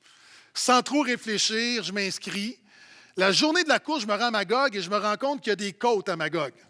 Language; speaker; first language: French; native; French